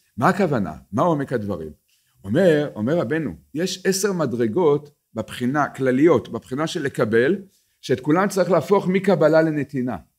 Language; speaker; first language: Hebrew; native; Hebrew